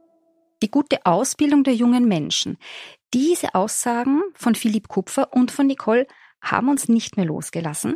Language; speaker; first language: German; native; German